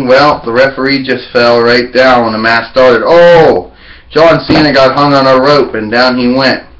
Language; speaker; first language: English; native; English